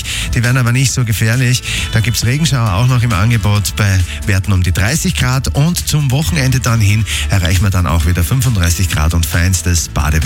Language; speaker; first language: German; native; German